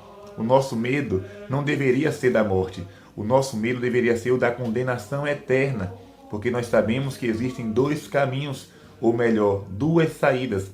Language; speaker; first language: Portuguese; native; Portuguese